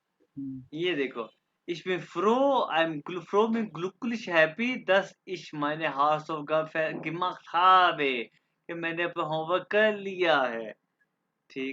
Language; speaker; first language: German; non-native, fluent; Urdu